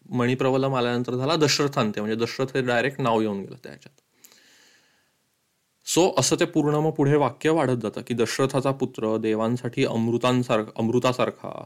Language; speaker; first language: Marathi; early bilingual, heritage; Marathi